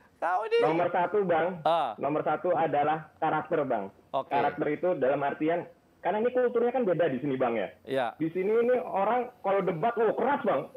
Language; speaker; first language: Indonesian; native; Indonesian